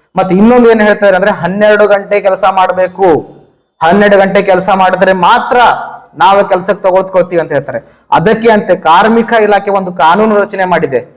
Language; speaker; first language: Kannada; native; Kannada